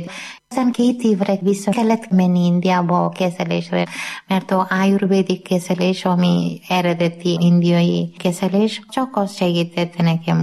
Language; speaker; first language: Hungarian; non-native, learner; Malayalam